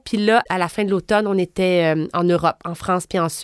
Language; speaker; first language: French; native; French